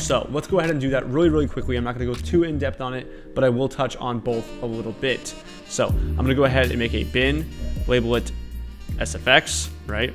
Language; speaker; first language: English; native; English